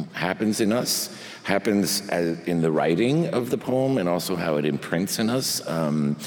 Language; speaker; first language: English; early bilingual, other home language; Spanish